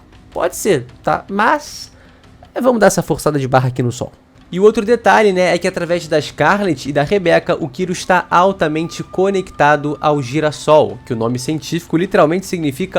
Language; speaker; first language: Portuguese; native; Portuguese